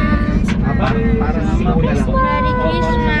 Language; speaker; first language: English; non-native, local second language; Filipino